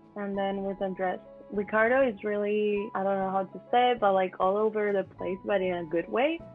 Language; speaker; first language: English; non-native, fluent; Spanish